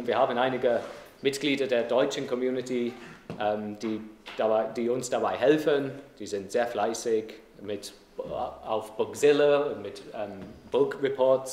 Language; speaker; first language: German; non-native, fluent; English